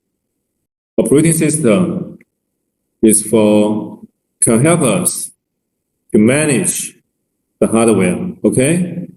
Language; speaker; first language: English; non-native, learner; Chinese